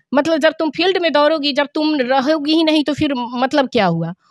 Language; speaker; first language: Hindi; native; Hindi